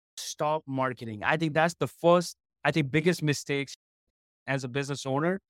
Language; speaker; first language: English; non-native, local second language; Hindi